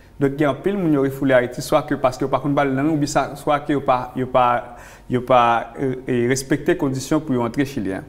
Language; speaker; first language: French; non-native, local second language; Haitian Creole